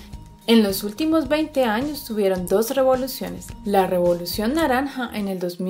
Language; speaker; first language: Spanish; non-native, fluent; Ukrainian